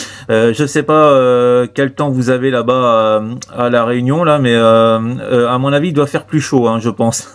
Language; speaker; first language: French; native; French